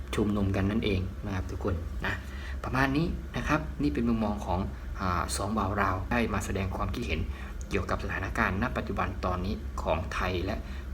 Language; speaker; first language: Thai; native; Thai